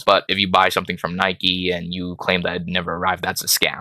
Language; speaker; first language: English; native; English